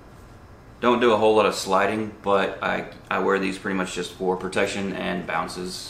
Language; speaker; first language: English; native; English